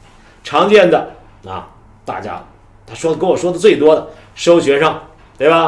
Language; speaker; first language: Chinese; native; Chinese